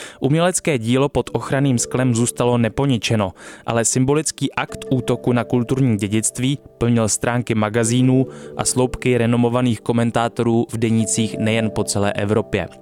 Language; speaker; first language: Czech; native; Czech